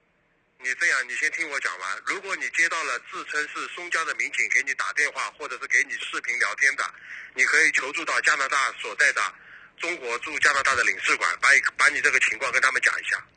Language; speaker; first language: Chinese; native; Chinese